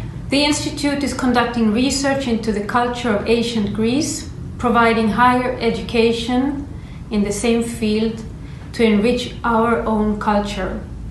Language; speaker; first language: English; non-native, fluent; Swedish